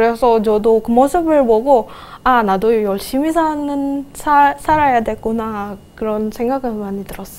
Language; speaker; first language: Korean; non-native, fluent; Indonesian